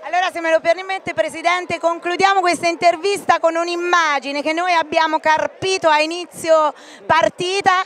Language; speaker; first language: Italian; native; Italian